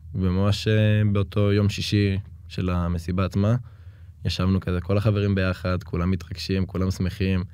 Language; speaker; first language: Hebrew; native; Hebrew